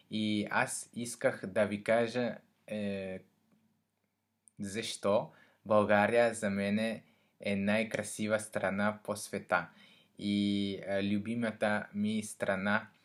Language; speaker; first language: Bulgarian; non-native, learner; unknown